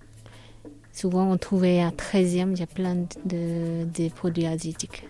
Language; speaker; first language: French; non-native, learner; Khmer